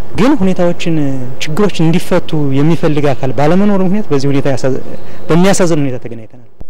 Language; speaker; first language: Amharic; native; Amharic